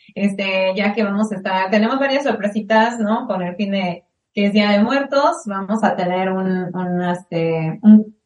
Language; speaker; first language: Spanish; early bilingual, heritage; Spanish